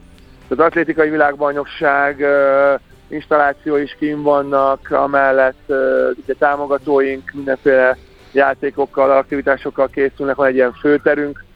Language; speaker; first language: Hungarian; native; Hungarian